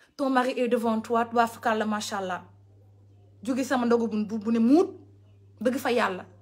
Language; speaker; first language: French; non-native, local second language; Wolof